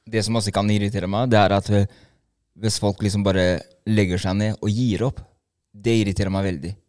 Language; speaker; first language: Norwegian; early bilingual, other home language; Albanian